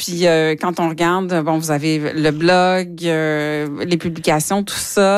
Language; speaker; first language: French; native; French